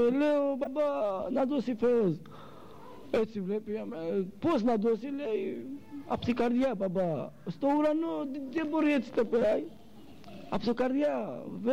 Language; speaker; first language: Greek; non-native, local second language; Russian